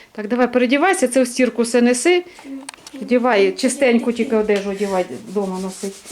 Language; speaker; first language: Ukrainian; native; Ukrainian